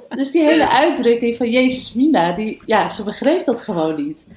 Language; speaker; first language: Dutch; early bilingual, other home language; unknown